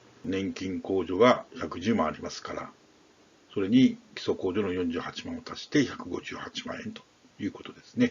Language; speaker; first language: Japanese; native; Japanese